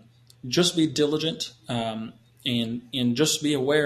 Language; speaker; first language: English; native; English